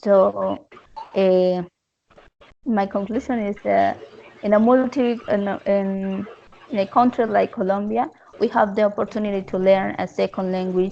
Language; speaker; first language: English; non-native, learner; Spanish